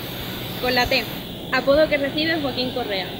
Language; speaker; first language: Spanish; native; Spanish